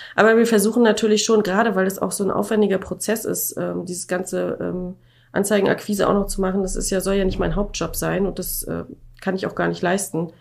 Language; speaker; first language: German; native; German